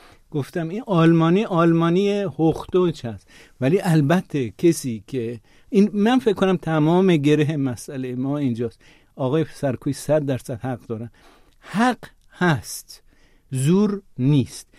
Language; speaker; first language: Persian; non-native, local second language; Azerbaijani